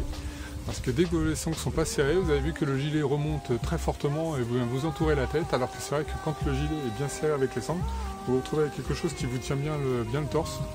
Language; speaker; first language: French; native; French